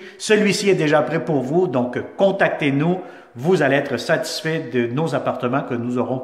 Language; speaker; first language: French; native; French